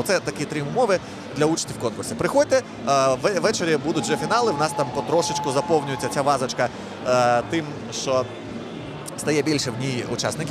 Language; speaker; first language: Ukrainian; native; Ukrainian